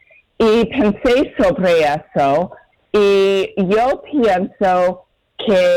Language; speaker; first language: Spanish; non-native, fluent; English